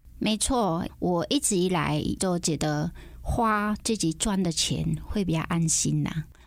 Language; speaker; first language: Chinese; non-native, fluent; Khmer